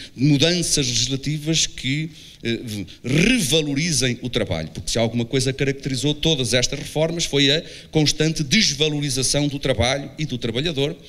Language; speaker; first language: Portuguese; native; Portuguese